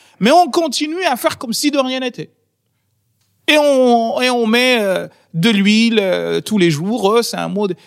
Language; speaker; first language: French; non-native, local second language; Ngazidja Comorian